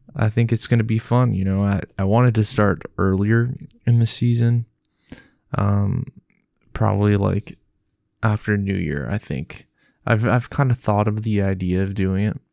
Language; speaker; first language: English; native; English